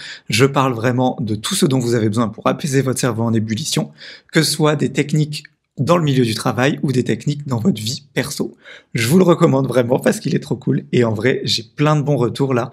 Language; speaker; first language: French; native; French